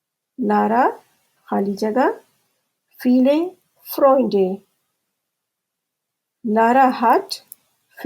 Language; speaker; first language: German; non-native, fluent; Urdu